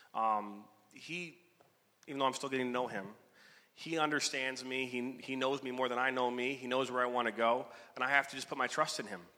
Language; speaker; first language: English; native; English